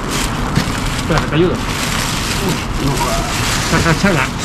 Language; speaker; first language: Spanish; native; Spanish